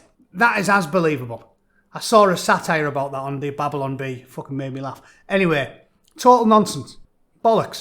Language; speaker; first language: English; native; English